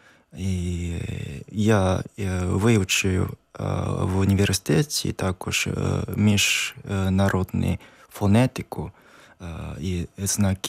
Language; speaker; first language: Ukrainian; non-native, learner; Japanese